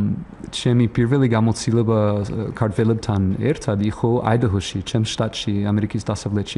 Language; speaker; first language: Georgian; non-native, learner; English